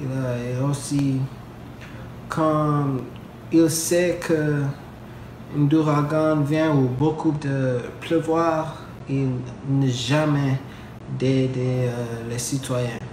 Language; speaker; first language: French; non-native, learner; English